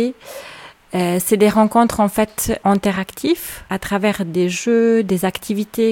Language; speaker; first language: French; native; French